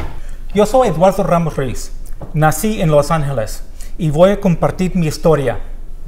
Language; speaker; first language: Spanish; early bilingual, heritage; Spanish